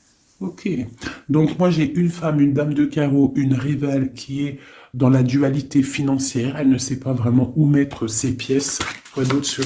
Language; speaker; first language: French; native; French